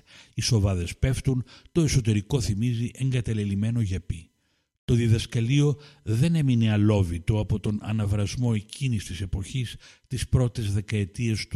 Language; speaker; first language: Greek; native; Greek